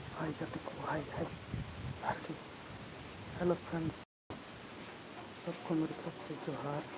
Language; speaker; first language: Hindi; non-native, local second language; Santali